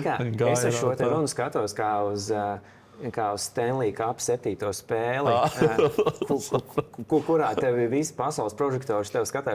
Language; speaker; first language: Latvian; native; Latvian